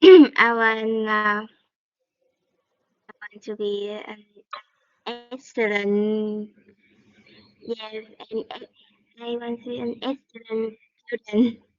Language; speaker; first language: English; non-native, learner; Vietnamese